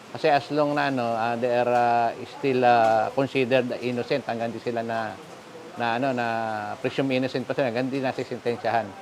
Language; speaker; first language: Filipino; non-native, local second language; Bikol